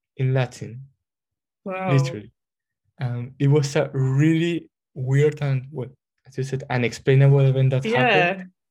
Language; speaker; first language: English; non-native, fluent; Spanish